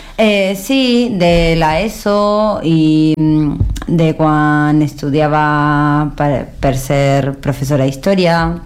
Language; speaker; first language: Catalan; non-native, learner; Spanish